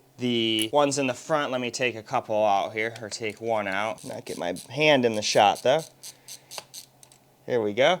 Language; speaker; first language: English; native; English